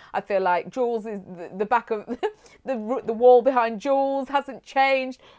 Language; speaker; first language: English; native; English